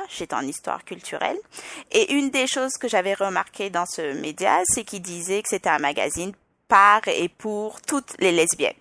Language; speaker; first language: French; native; French